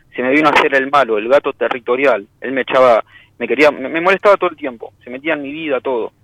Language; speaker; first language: Spanish; native; Spanish